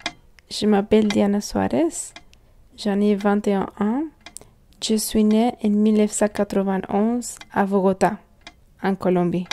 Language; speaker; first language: French; non-native, learner; Spanish